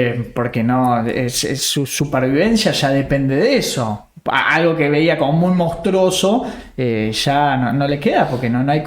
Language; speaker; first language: Spanish; native; Spanish